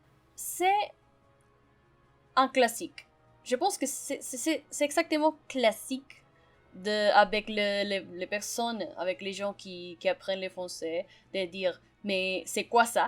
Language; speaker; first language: French; non-native, fluent; Spanish